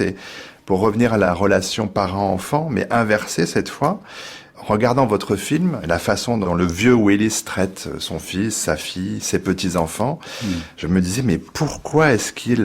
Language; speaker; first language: French; native; French